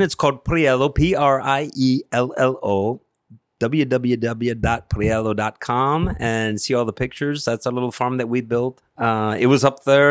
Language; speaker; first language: English; native; English